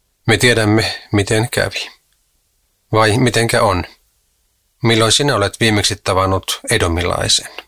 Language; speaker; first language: Finnish; native; Finnish